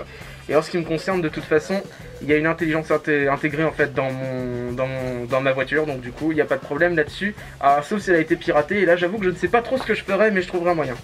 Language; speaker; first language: French; native; French